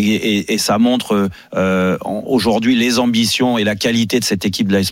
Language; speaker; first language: French; native; French